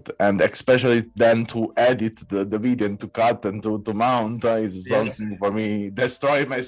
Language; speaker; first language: English; non-native, learner; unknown